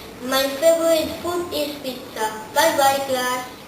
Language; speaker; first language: English; non-native, learner; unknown